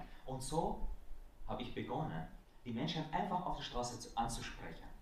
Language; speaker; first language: German; non-native, fluent; Arabic